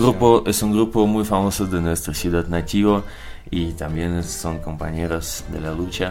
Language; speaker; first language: Spanish; non-native, learner; Russian